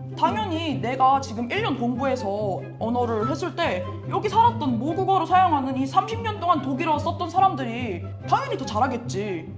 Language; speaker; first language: Korean; native; Korean